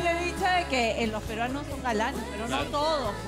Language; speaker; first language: Spanish; native; Spanish